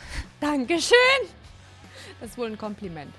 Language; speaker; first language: German; native; German